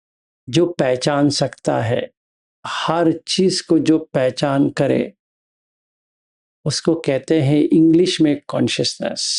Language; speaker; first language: Hindi; native; Hindi